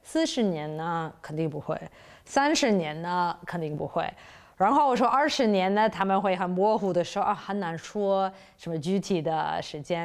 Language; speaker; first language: Chinese; non-native, fluent; English